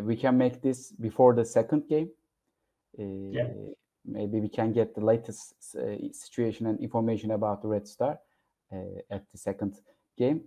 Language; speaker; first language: English; non-native, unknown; Turkish